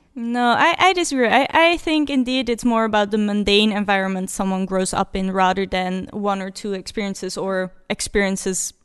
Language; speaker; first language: English; non-native, fluent; Dutch